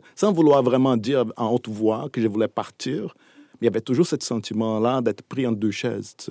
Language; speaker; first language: French; non-native, fluent; Portuguese